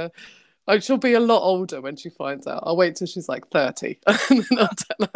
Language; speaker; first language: English; native; English